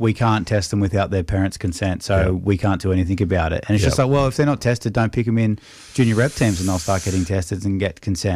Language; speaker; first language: English; native; English